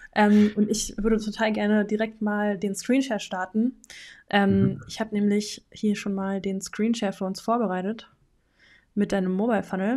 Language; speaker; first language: German; native; German